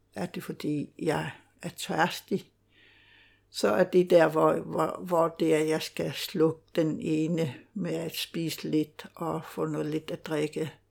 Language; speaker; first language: Danish; non-native, local second language; Kalaallisut